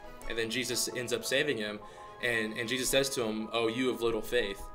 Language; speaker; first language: English; native; English